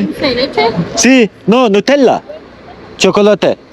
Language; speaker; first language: Spanish; non-native, learner; Turkish